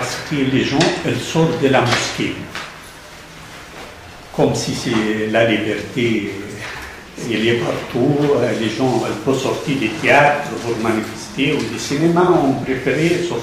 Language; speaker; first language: French; non-native, fluent; Arabic